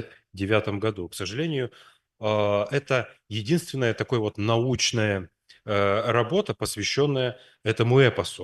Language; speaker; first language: Russian; native; Russian